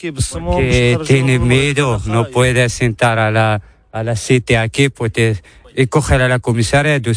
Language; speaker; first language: Spanish; non-native, learner; Arabic